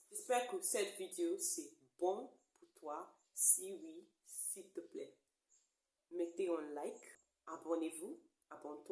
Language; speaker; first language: French; non-native, learner; English